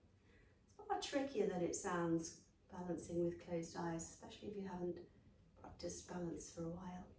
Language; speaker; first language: English; native; English